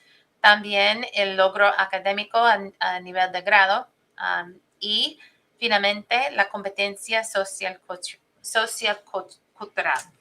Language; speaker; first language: Spanish; non-native, fluent; English